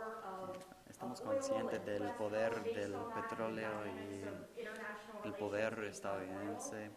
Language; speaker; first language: Spanish; non-native, fluent; English